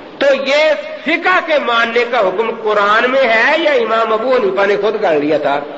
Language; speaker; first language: Urdu; non-native, local second language; Punjabi